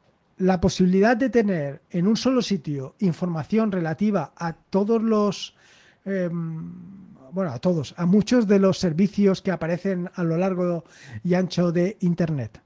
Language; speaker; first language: Spanish; native; Spanish